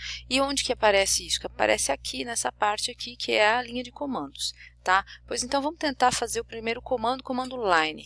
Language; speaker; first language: Portuguese; native; Portuguese